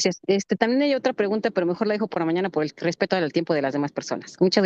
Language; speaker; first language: Spanish; native; Spanish